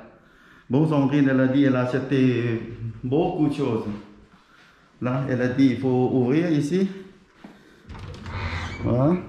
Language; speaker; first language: French; non-native, learner; Thai